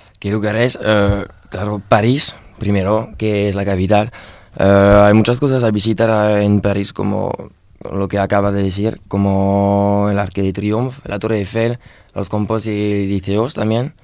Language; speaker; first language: Spanish; non-native, learner; French